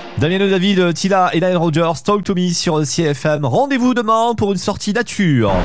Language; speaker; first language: French; native; French